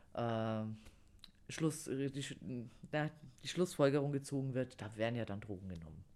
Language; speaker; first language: German; native; German